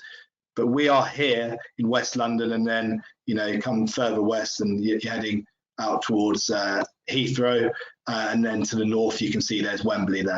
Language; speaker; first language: English; native; English